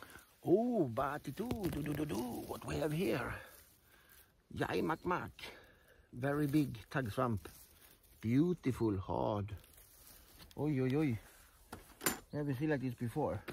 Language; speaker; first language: English; non-native, learner; Swedish